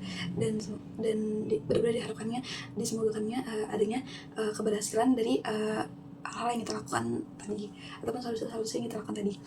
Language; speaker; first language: Indonesian; native; Indonesian